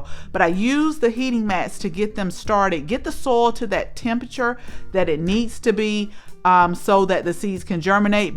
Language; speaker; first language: English; native; English